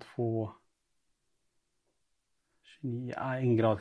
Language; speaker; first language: Swedish; native; Swedish